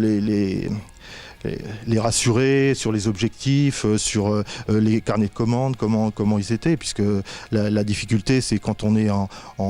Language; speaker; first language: French; native; French